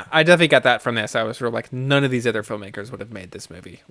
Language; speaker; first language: English; native; English